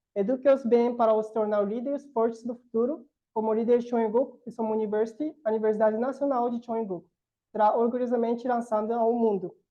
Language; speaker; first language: Portuguese; non-native, learner; Korean